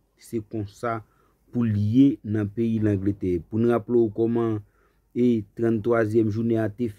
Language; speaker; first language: French; non-native, learner; Haitian Creole